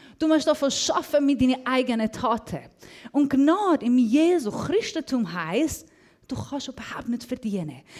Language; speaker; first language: German; non-native, fluent; Persian